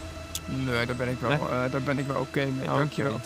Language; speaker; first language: Dutch; native; Dutch